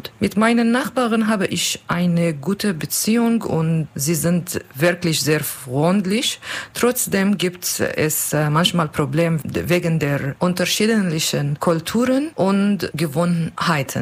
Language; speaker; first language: German; non-native, learner; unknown